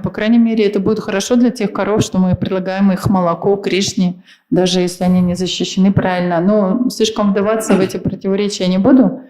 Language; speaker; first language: Russian; native; Russian